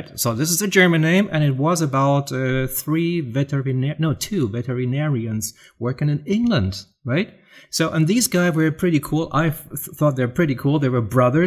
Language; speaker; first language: English; non-native, fluent; German